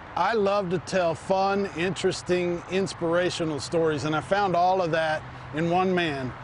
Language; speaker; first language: English; native; English